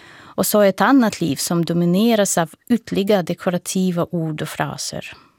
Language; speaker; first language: Swedish; non-native, fluent; Russian